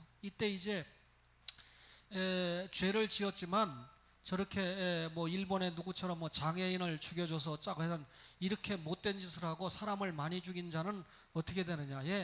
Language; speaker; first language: Korean; native; Korean